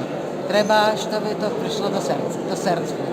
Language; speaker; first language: Czech; non-native, learner; Rusyn